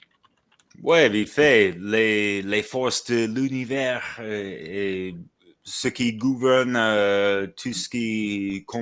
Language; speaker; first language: French; non-native, fluent; English